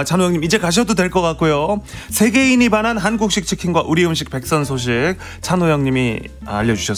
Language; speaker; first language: Korean; native; Korean